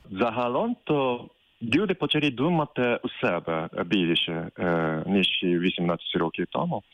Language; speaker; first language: Ukrainian; non-native, fluent; Japanese